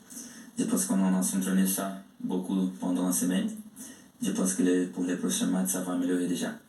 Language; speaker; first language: French; non-native, learner; Portuguese